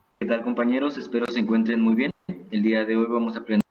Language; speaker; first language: Spanish; native; Spanish